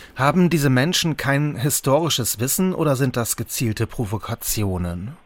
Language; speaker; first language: German; native; German